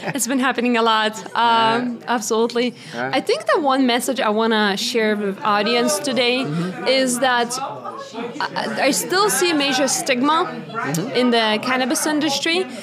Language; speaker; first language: English; non-native, fluent; Lithuanian